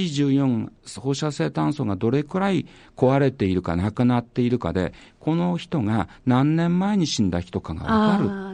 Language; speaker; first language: Japanese; native; Japanese